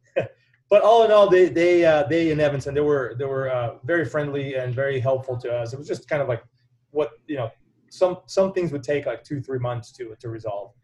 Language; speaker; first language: English; non-native, fluent; Portuguese